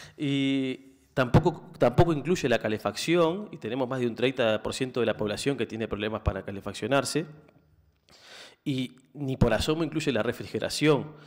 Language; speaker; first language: Spanish; native; Spanish